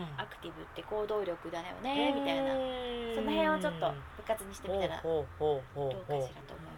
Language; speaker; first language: Japanese; native; Japanese